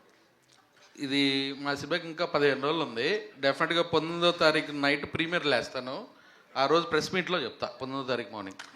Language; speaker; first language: Telugu; native; Telugu